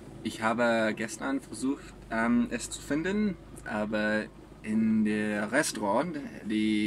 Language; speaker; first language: German; non-native, learner; English